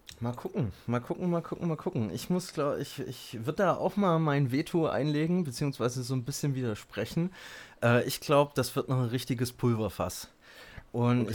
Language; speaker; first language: German; native; German